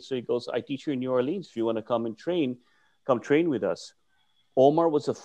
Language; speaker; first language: English; non-native, local second language; Filipino